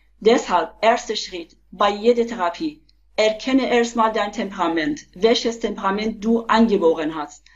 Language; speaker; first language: German; non-native, fluent; Persian